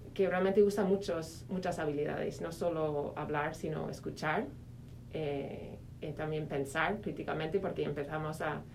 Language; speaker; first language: Spanish; non-native, fluent; English